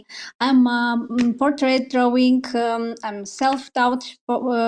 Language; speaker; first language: English; non-native, fluent; Romanian